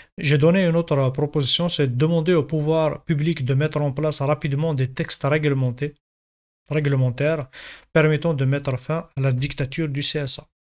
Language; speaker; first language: French; non-native, local second language; Kabyle